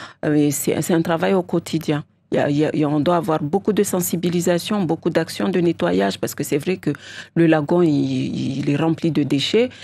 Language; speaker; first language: French; non-native, local second language; Comorian